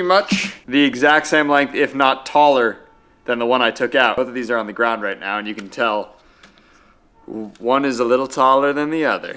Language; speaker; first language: English; native; English